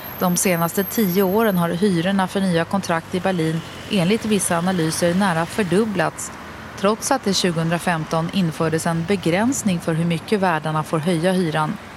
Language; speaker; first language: Swedish; native; Swedish